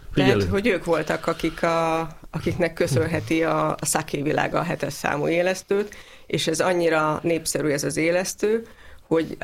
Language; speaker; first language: Hungarian; native; Hungarian